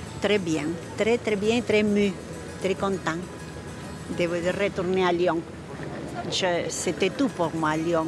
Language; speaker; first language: French; non-native, fluent; Spanish